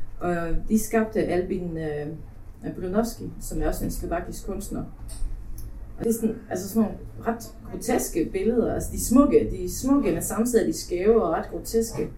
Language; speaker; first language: Danish; early bilingual, other home language; Polish